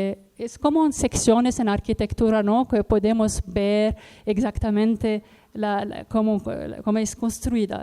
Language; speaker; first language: Spanish; non-native, learner; Arabic